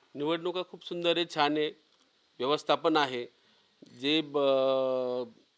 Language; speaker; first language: Marathi; native; Marathi